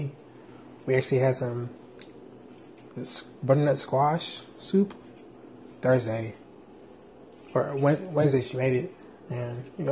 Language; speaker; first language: English; native; English